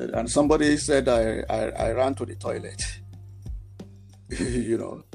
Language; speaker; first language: English; non-native, local second language; Yoruba